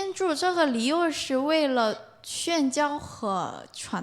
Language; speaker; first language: Chinese; non-native, fluent; Korean